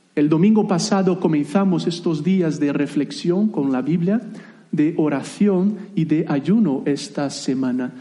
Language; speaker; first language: Spanish; non-native, fluent; Portuguese